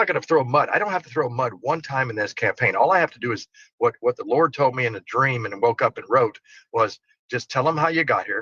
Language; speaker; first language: English; native; English